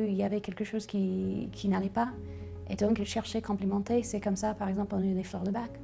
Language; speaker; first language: French; non-native, fluent; English